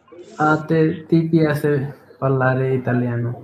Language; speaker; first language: Italian; non-native, learner; Bangla